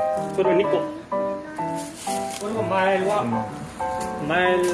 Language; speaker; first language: Japanese; non-native, learner; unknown